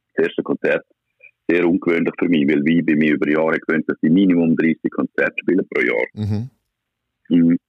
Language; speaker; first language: German; native; German